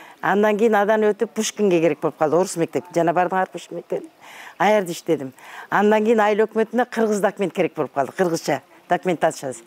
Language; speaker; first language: Kyrgyz; non-native, local second language; Tajik